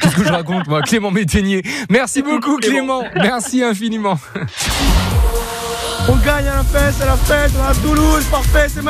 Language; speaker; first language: French; native; French